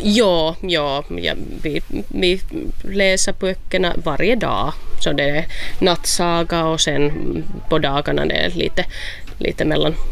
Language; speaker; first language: Swedish; non-native, local second language; Finnish